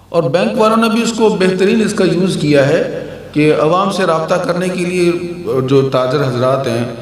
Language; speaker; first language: Urdu; non-native, local second language; Punjabi